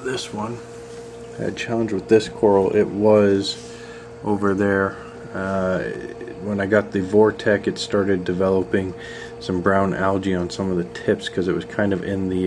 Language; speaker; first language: English; native; English